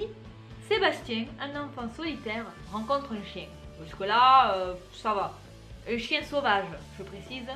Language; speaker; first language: French; native; French